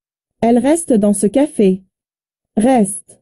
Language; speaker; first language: French; non-native, learner; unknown